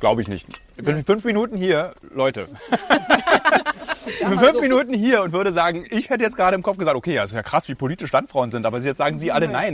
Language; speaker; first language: German; native; German